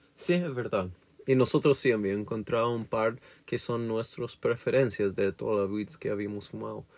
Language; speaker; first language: Spanish; non-native, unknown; English